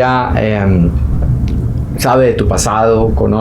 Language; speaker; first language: Spanish; native; Spanish